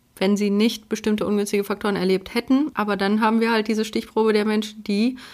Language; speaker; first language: German; early bilingual, other home language; Polish